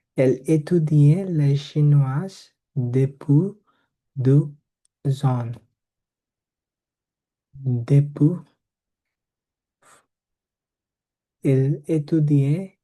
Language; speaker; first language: French; non-native, learner; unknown